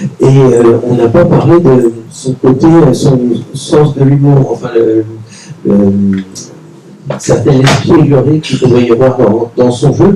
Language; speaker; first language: French; native; French